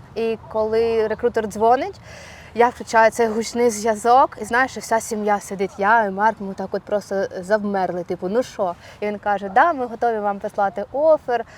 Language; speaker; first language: Ukrainian; non-native, local second language; Russian